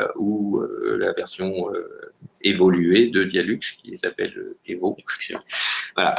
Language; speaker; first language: French; native; French